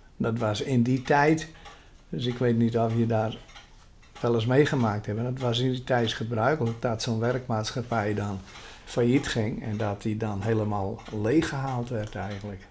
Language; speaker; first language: Dutch; non-native, local second language; Western Frisian